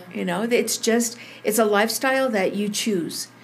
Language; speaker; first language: English; early bilingual, other home language; Spanish